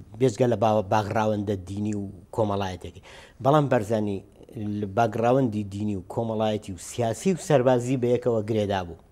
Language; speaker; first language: Central Kurdish; native; Central Kurdish